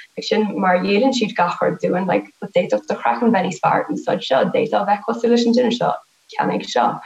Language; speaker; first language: Irish; non-native, local second language; English